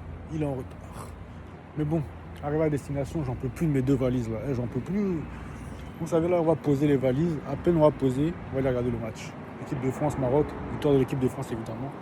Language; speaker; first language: French; native; French